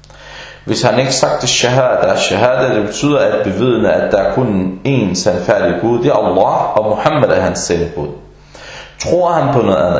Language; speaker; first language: Danish; early bilingual, other home language; Arabic